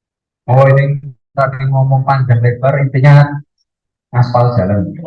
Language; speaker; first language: Indonesian; native; Indonesian